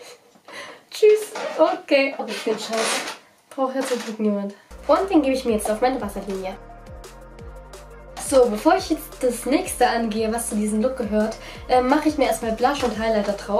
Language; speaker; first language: German; native; German